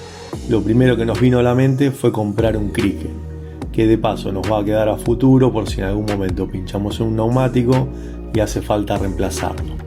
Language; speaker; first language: Spanish; native; Spanish